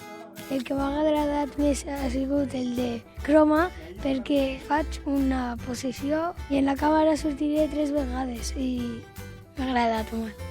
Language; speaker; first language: Catalan; non-native, local second language; Spanish